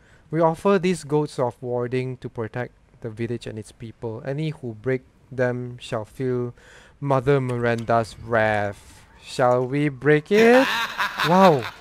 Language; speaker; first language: English; non-native, local second language; Chinese